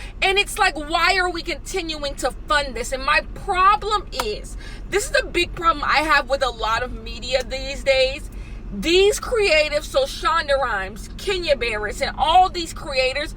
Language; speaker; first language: English; native; English